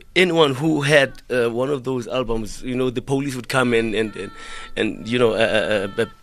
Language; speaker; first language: English; non-native, local second language; Xhosa